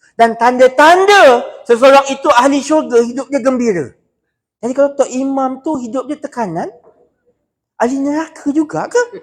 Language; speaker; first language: Malay; native; Malay